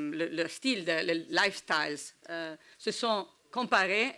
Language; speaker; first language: French; non-native, learner; Italian